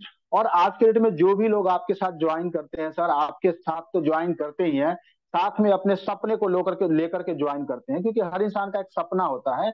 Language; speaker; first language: Hindi; native; Hindi